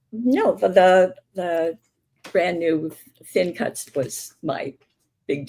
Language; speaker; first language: English; native; English